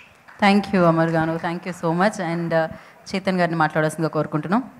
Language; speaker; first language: Telugu; native; Telugu